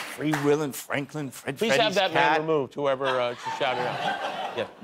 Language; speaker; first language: English; native; English